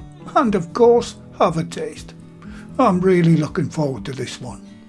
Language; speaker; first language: English; native; English